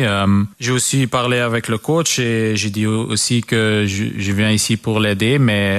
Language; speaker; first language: French; non-native, local second language; Dutch